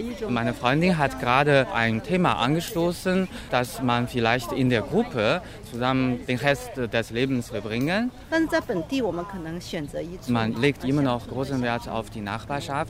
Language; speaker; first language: German; non-native, fluent; Chinese